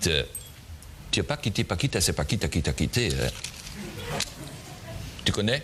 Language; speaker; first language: French; non-native, learner; German